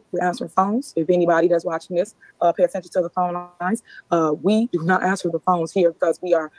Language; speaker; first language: English; native; English